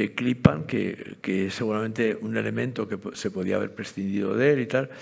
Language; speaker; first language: Spanish; native; Spanish